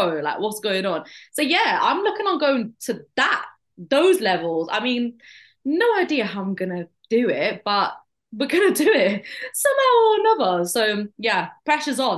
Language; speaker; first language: English; native; English